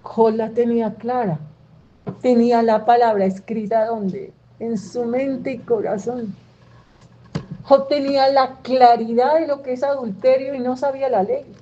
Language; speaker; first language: Spanish; native; Spanish